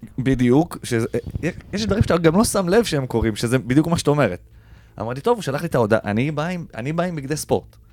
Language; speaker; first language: Hebrew; native; Hebrew